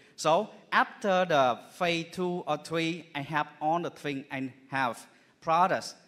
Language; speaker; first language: English; non-native, fluent; Vietnamese